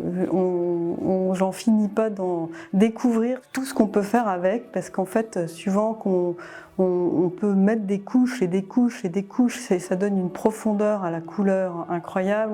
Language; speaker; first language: French; native; French